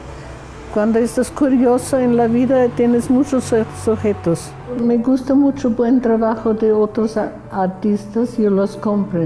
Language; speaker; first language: Spanish; non-native, learner; German